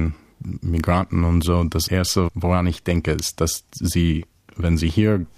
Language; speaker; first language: German; non-native, fluent; English